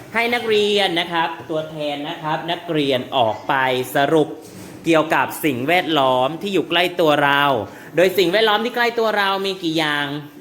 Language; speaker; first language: Thai; non-native, local second language; Northern Khmer